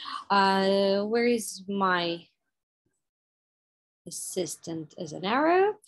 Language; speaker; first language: English; non-native, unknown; Ukrainian